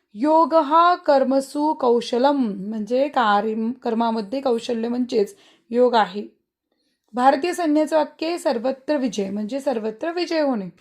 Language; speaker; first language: Marathi; native; Marathi